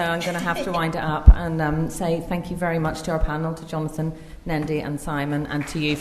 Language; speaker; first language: English; native; English